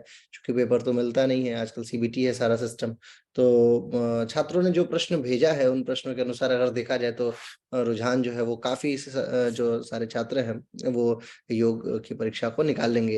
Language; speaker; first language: Hindi; native; Hindi